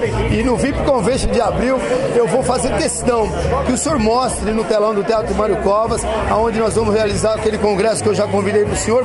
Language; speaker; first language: Portuguese; native; Portuguese